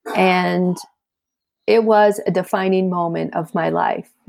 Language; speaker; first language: English; native; English